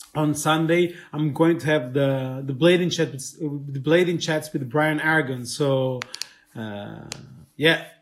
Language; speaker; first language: English; non-native, fluent; Italian